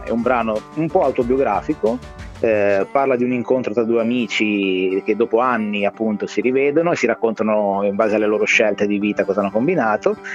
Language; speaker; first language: Italian; native; Italian